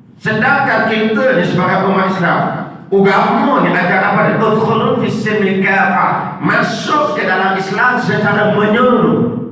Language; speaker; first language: Malay; non-native, local second language; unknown